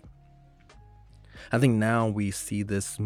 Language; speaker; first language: English; native; English